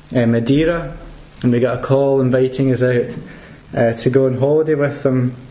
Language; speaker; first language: English; native; English